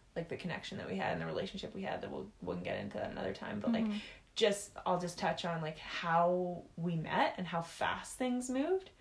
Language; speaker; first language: English; native; English